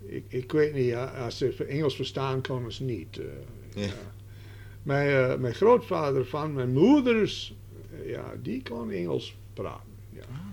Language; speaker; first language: Dutch; early bilingual, heritage; Dutch